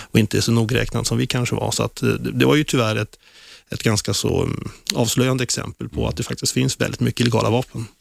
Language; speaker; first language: Swedish; native; Swedish